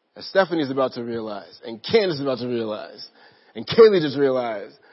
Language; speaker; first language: English; native; English